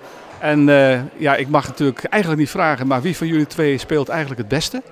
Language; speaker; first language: Dutch; native; Dutch